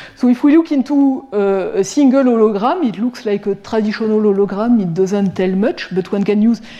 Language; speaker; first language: English; non-native, fluent; French